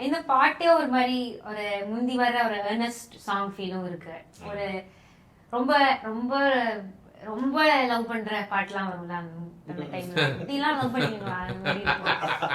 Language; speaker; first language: Tamil; early bilingual, heritage; Tamil